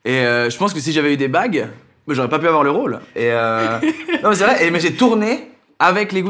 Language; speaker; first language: French; native; French